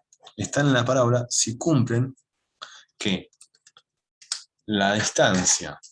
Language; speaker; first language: Spanish; native; Spanish